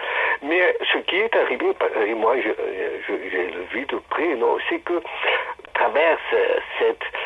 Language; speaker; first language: French; non-native, fluent; Spanish